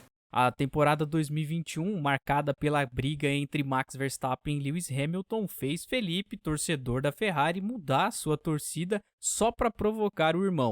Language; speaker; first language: Portuguese; native; Portuguese